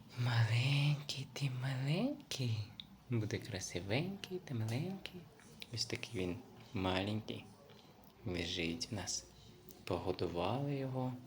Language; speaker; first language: Ukrainian; non-native, local second language; Russian